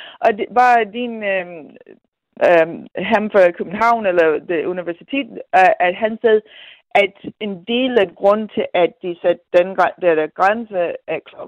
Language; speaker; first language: Danish; non-native, fluent; English